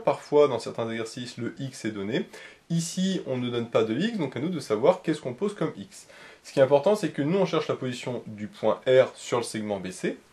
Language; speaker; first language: French; native; French